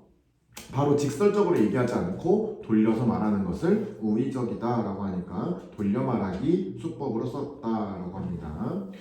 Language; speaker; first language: Korean; native; Korean